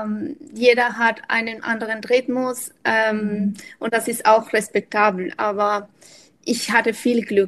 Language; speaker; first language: German; non-native, fluent; Spanish